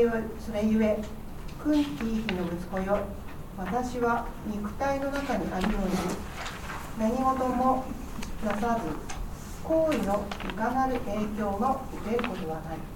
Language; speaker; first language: Japanese; native; Japanese